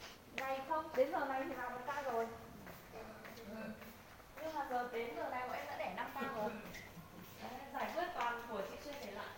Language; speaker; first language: Vietnamese; native; Vietnamese